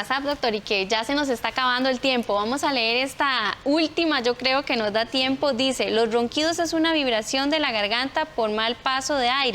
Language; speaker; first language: Spanish; native; Spanish